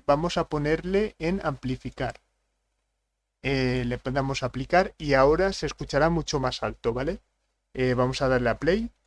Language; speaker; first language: Spanish; native; Spanish